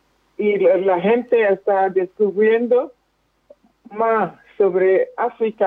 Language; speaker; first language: Spanish; non-native, fluent; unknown